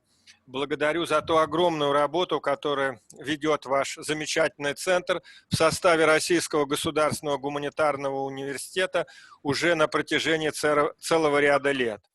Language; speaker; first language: Russian; native; Russian